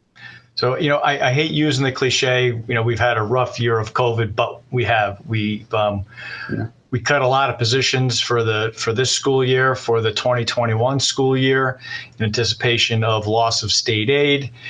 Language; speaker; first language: English; native; English